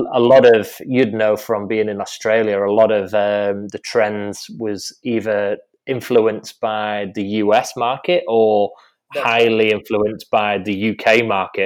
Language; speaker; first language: English; native; English